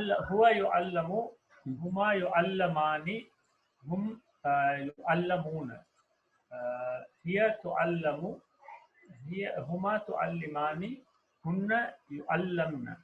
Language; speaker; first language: Arabic; non-native, learner; Tamil